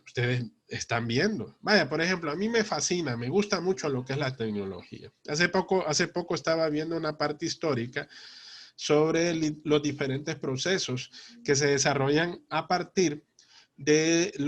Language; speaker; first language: Spanish; native; Spanish